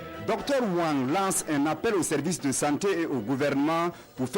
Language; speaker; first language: French; native; French